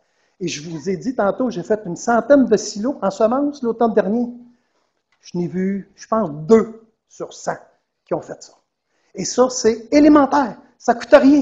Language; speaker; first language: French; native; French